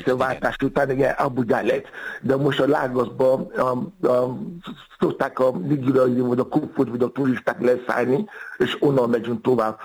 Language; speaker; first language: Hungarian; non-native, fluent; Yoruba